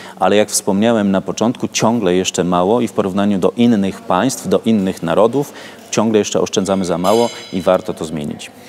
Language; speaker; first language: Polish; native; Polish